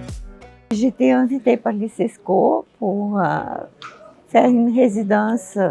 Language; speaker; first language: French; non-native, fluent; Portuguese